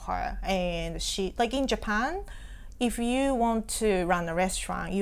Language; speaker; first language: English; non-native, fluent; Japanese